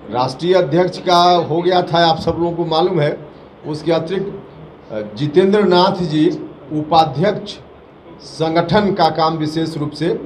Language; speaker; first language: Hindi; native; Hindi